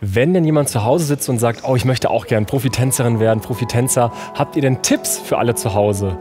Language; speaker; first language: German; native; German